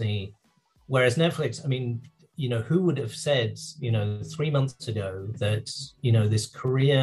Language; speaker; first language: English; native; English